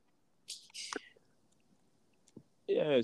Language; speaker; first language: English; non-native, local second language; Yoruba